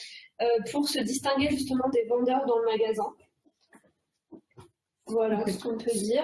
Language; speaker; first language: French; native; French